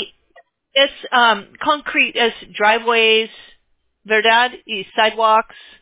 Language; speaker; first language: Spanish; non-native, learner; English